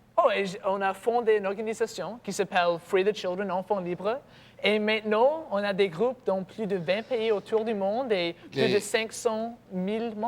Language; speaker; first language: French; non-native, learner; English